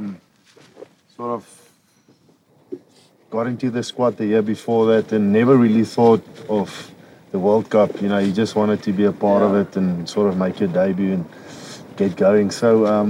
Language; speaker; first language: English; non-native, local second language; Afrikaans